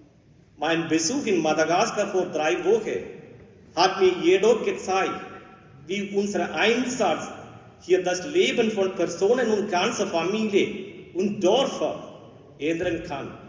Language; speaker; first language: German; non-native, fluent; Malayalam